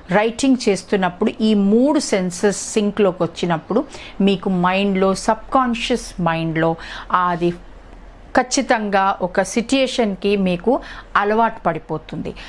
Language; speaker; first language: Telugu; early bilingual, heritage; Telugu